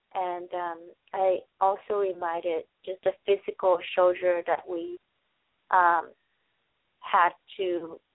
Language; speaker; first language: English; non-native, fluent; Vietnamese